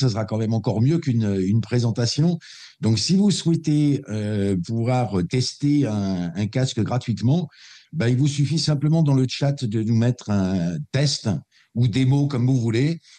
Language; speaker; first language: French; native; French